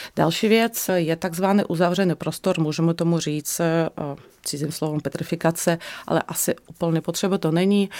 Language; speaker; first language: Czech; non-native, fluent; Russian